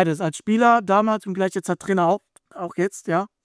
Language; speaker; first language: German; native; German